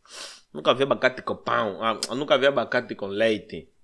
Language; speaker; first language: Portuguese; native; Portuguese